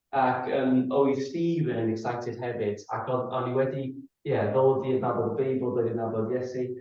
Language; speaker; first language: Welsh; non-native, fluent; English